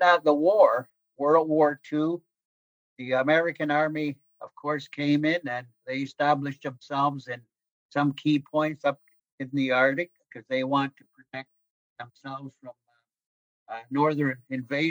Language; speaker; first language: English; non-native, fluent; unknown